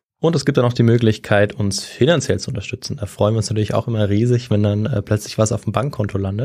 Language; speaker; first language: German; native; German